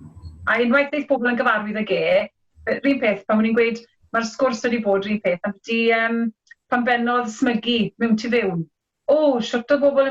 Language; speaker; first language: Welsh; native; Welsh